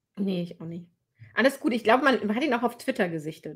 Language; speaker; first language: German; native; German